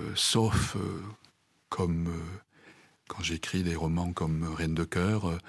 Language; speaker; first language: French; non-native, fluent; Japanese